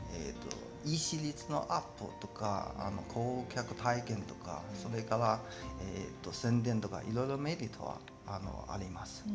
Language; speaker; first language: Japanese; non-native, fluent; Chinese